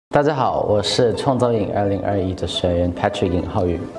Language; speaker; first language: Chinese; non-native, learner; Thai